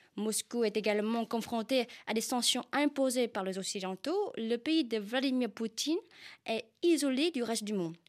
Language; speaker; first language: French; non-native, fluent; Vietnamese